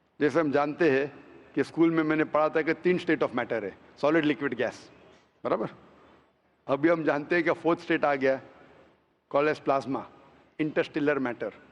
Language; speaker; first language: Hindi; non-native, local second language; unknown